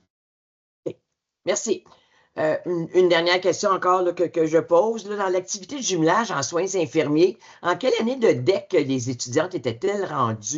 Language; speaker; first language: French; native; French